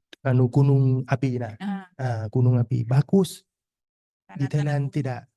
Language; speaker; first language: Indonesian; non-native, learner; Thai